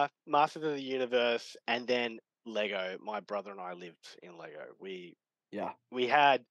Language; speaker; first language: English; native; English